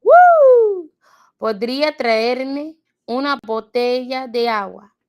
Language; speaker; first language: Spanish; non-native, learner; English